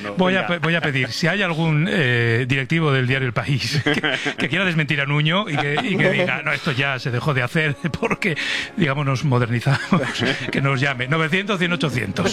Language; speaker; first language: Spanish; native; Spanish